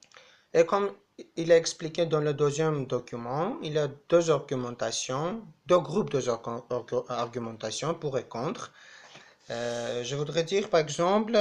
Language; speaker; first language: French; non-native, fluent; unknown